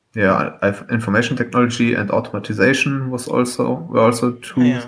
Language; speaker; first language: English; non-native, fluent; German